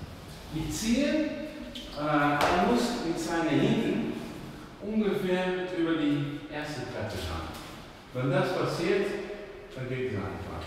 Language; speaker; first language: German; non-native, fluent; Dutch